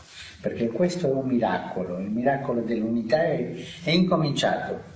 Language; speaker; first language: Italian; early bilingual, heritage; Italian